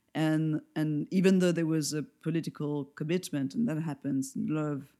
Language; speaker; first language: English; non-native, fluent; French